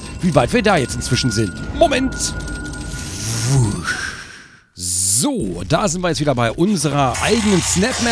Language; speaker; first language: German; native; German